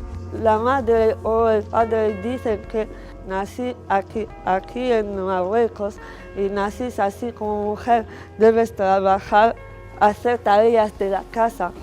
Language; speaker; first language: Spanish; non-native, learner; Arabic